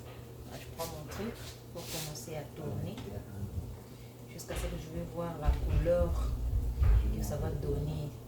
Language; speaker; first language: French; non-native, local second language; Lingala